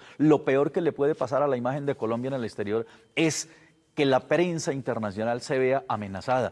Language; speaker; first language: Spanish; native; Spanish